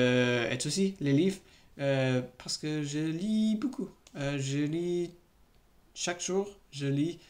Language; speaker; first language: French; non-native, learner; English